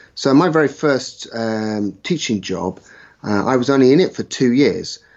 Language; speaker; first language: English; native; English